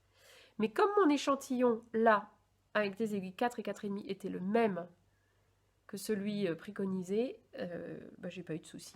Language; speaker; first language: French; native; French